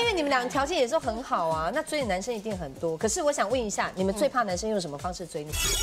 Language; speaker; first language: Chinese; native; Chinese